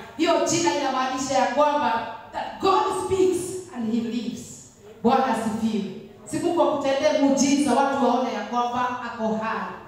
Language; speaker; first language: Swahili; non-native, local second language; Kikuyu